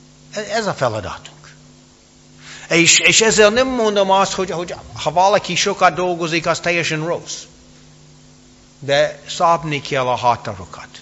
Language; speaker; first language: Hungarian; non-native, fluent; English